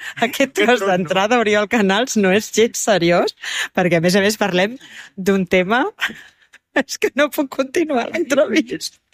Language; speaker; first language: Catalan; native; Catalan